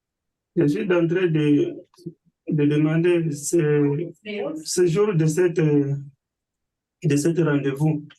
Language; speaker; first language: French; non-native, learner; Swahili